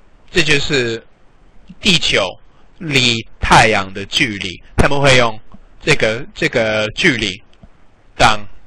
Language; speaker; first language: Chinese; non-native, fluent; English